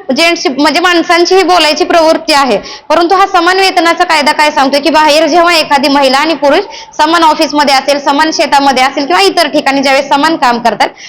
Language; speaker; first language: Marathi; native; Marathi